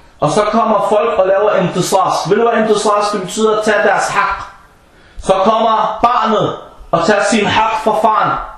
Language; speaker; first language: Danish; non-native, fluent; Arabic